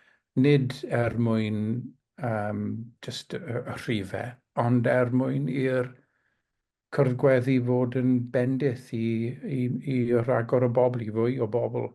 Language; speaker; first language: Welsh; non-native, local second language; English